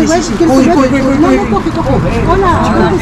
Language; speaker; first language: Spanish; non-native, learner; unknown